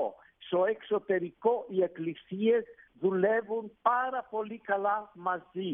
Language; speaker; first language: Greek; non-native, fluent; Italian